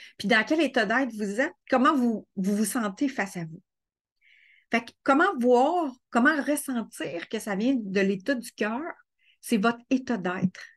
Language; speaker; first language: French; native; French